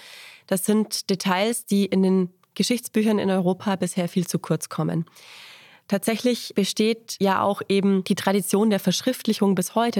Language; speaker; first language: German; native; German